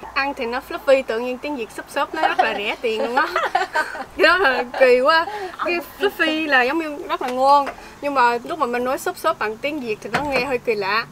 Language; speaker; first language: Vietnamese; early bilingual, heritage; Vietnamese